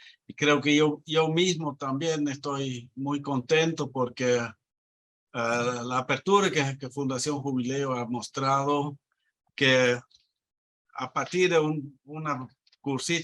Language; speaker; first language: Spanish; non-native, fluent; Dutch